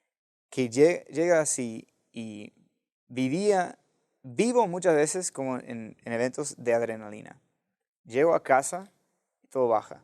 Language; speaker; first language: Spanish; non-native, fluent; English